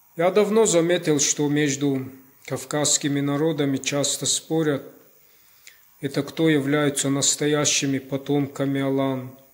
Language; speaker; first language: Russian; non-native, local second language; Ossetic